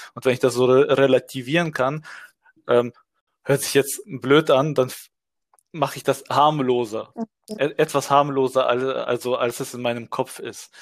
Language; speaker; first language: German; early bilingual, other home language; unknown